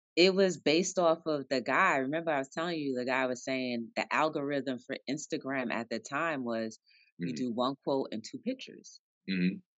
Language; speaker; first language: English; native; English